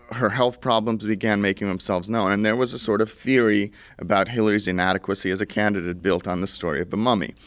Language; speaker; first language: English; early bilingual, other home language; Russian